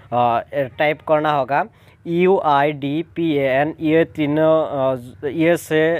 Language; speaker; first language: Hindi; non-native, local second language; Assamese